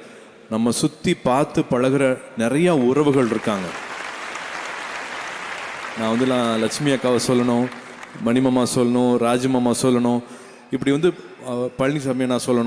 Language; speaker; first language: Tamil; native; Tamil